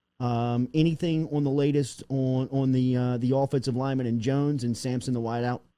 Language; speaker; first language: English; native; English